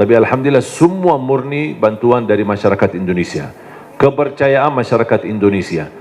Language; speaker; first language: Indonesian; non-native, fluent; Arabic